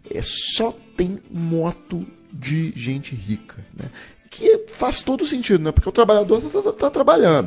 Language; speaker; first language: Portuguese; native; Portuguese